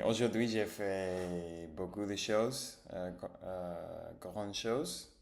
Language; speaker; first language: French; non-native, learner; English